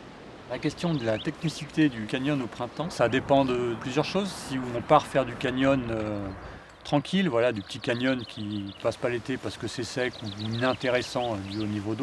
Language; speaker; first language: French; native; French